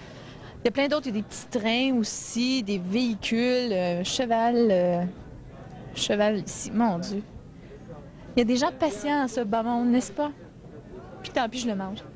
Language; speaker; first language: French; native; French